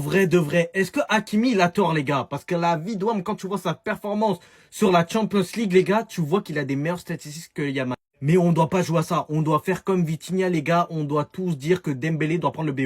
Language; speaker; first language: French; native; French